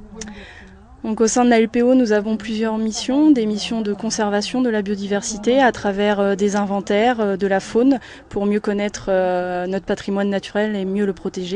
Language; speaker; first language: French; native; French